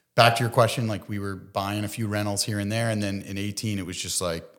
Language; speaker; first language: English; native; English